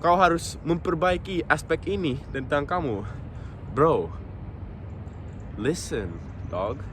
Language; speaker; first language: Indonesian; non-native, local second language; English